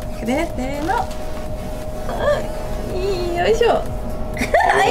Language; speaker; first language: Japanese; native; Japanese